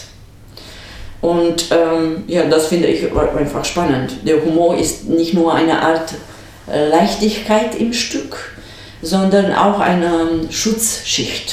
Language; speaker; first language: German; non-native, fluent; Romanian